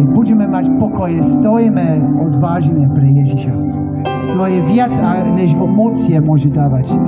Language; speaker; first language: Slovak; non-native, learner; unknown